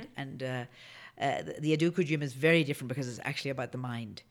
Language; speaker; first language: English; native; English